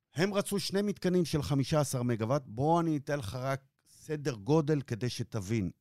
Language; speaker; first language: Hebrew; native; Hebrew